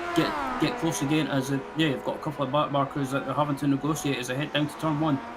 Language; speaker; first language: English; native; English